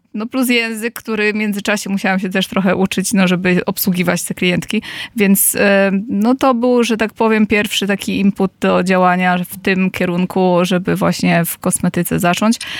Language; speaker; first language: Polish; native; Polish